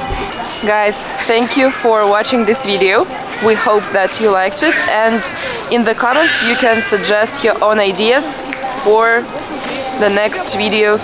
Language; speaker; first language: English; non-native, fluent; Russian